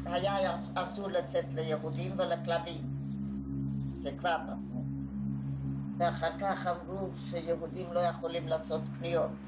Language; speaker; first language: Hebrew; non-native, fluent; Hungarian